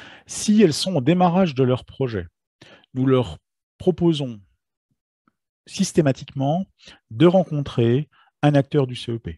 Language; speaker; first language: French; native; French